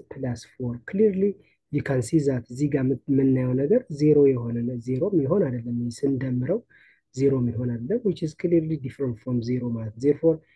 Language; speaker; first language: English; non-native, local second language; Amharic